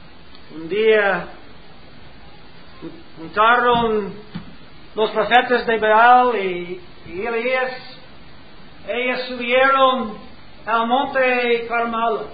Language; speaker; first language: Spanish; non-native, learner; English